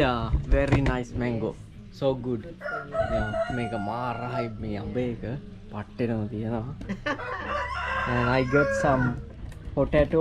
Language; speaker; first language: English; non-native, local second language; Sinhala